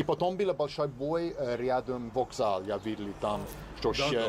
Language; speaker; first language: Russian; non-native, learner; English